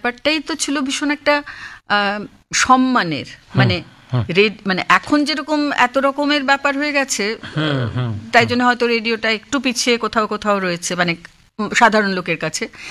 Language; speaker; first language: Bangla; native; Bangla